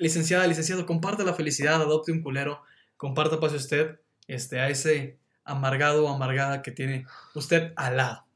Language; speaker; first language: Spanish; native; Spanish